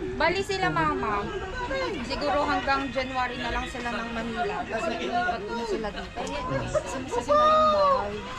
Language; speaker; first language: Filipino; native; Filipino